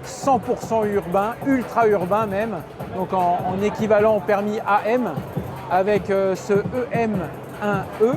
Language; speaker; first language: French; native; French